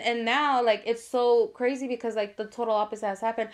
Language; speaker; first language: English; early bilingual, other home language; Spanish